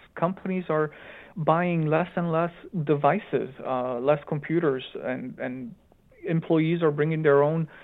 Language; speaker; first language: English; early bilingual, other home language; Romanian